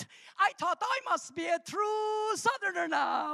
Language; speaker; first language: English; non-native, fluent; Armenian